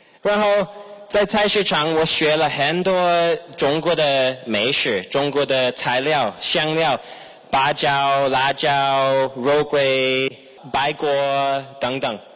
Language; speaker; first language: Chinese; non-native, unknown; English